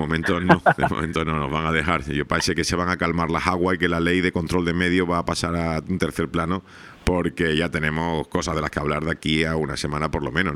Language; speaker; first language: Spanish; native; Spanish